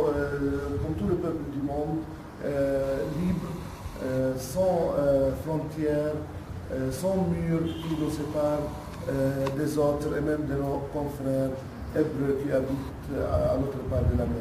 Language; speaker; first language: French; non-native, local second language; Arabic